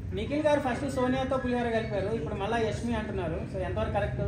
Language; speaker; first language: Telugu; native; Telugu